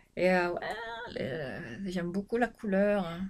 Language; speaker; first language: French; native; French